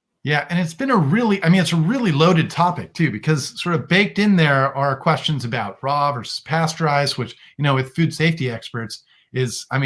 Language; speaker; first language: English; native; English